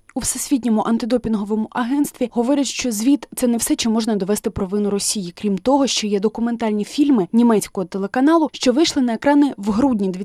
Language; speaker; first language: Ukrainian; native; Ukrainian